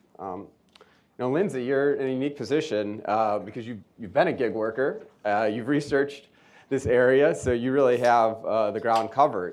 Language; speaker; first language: English; native; English